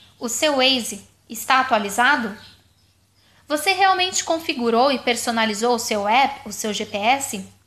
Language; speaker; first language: Portuguese; non-native, fluent; German